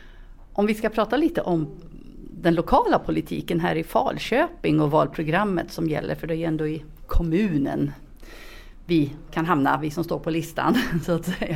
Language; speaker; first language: Swedish; native; Swedish